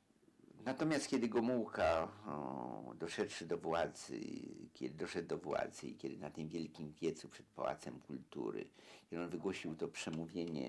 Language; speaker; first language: Polish; native; Polish